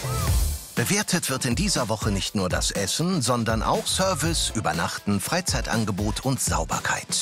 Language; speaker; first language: German; native; German